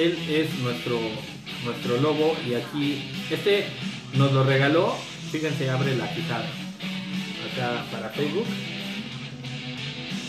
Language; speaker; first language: Spanish; native; Spanish